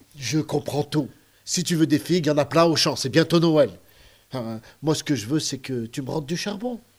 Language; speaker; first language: French; early bilingual, other home language; Arabic